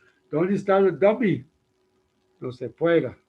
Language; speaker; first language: Spanish; non-native, learner; English